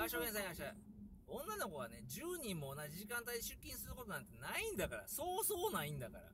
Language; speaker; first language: Japanese; native; Japanese